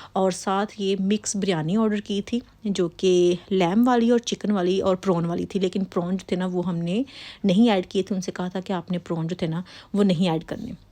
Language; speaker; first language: Urdu; native; Urdu